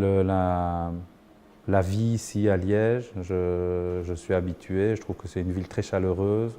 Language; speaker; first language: French; early bilingual, other home language; Spanish